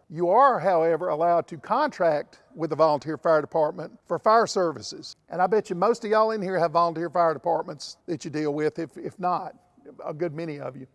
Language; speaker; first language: English; native; English